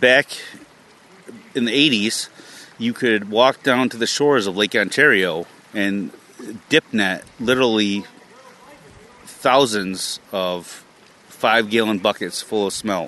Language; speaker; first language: English; native; English